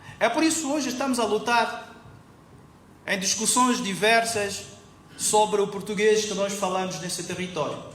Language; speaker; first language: Portuguese; native; Portuguese